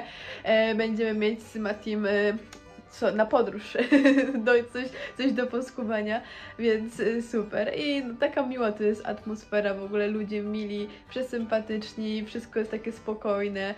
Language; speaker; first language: Polish; native; Polish